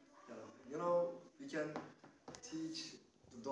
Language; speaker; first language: English; non-native, learner; Turkish